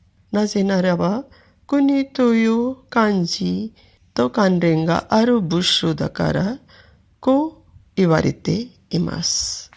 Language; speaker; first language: Japanese; non-native, fluent; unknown